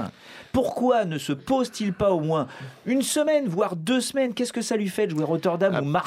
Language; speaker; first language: French; native; French